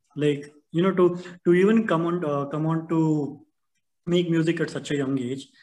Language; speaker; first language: English; non-native, local second language; Tamil